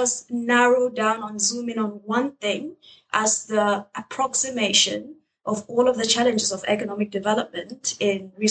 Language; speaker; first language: English; non-native, local second language; Hausa